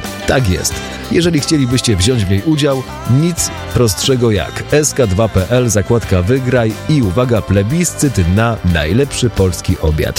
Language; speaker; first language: Polish; native; Polish